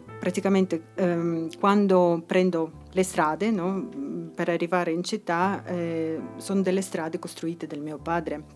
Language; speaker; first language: Italian; non-native, fluent; Russian